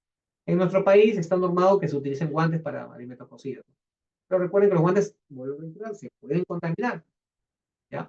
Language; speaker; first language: Spanish; native; Spanish